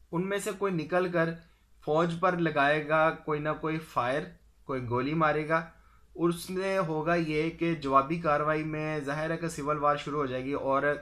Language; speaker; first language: Urdu; non-native, local second language; Punjabi